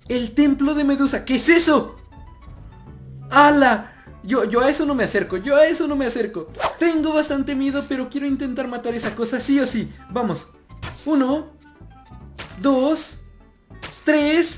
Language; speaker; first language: Spanish; native; Spanish